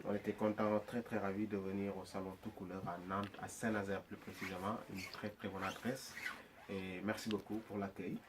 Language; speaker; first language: French; non-native, local second language; Wolof